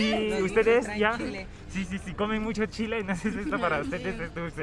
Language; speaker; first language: Spanish; non-native, fluent; Chinese